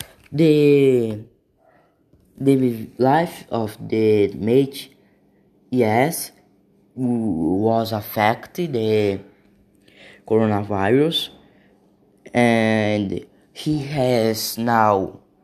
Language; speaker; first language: English; non-native, learner; Portuguese